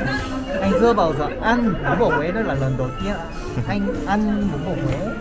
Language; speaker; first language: Vietnamese; non-native, learner; Korean